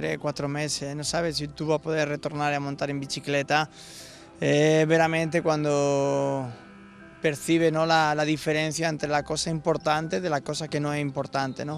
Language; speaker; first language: Italian; non-native, learner; Spanish